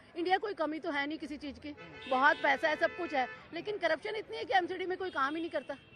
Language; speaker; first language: Hindi; non-native, local second language; Punjabi